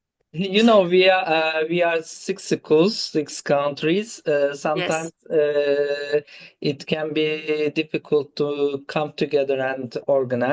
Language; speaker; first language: English; non-native, fluent; Turkish